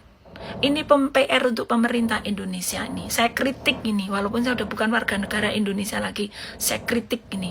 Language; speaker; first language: Indonesian; native; Indonesian